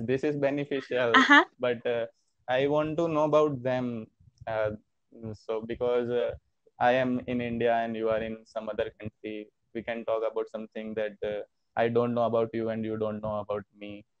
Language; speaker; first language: English; non-native, learner; Hindi